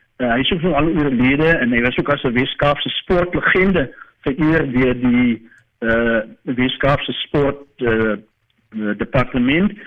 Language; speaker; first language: Afrikaans; native; Afrikaans